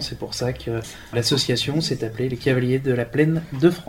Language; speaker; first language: French; native; French